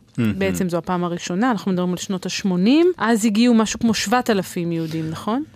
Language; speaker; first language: Hebrew; native; Hebrew